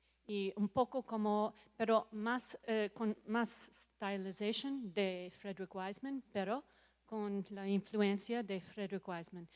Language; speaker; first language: Spanish; non-native, learner; English